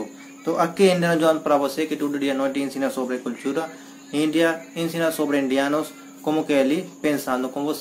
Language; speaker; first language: Portuguese; non-native, learner; Hindi